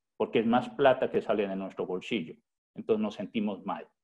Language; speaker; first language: Spanish; native; Spanish